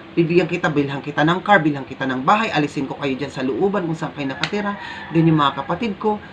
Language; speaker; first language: Filipino; native; Filipino